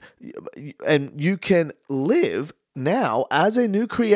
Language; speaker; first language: English; native; English